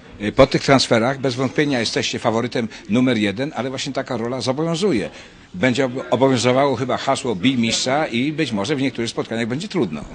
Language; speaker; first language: Polish; native; Polish